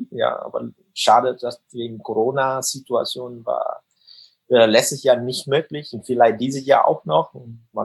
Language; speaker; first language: German; non-native, fluent; Vietnamese